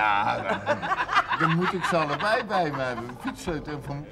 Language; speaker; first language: Dutch; native; Dutch